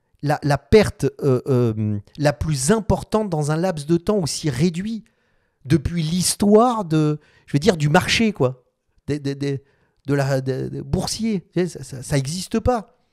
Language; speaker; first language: French; native; French